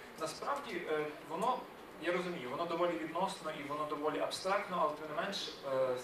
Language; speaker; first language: Ukrainian; native; Ukrainian